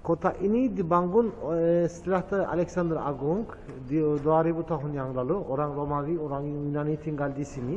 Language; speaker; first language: Indonesian; non-native, learner; Turkish